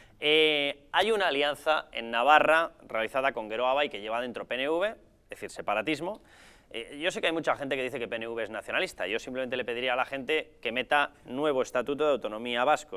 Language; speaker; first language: Spanish; native; Spanish